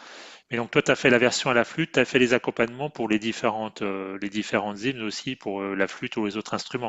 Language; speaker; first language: French; native; French